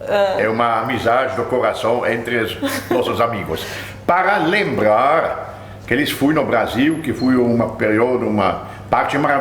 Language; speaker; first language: Portuguese; non-native, fluent; French